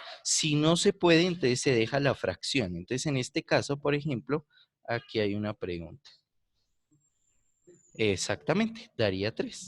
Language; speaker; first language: Spanish; native; Spanish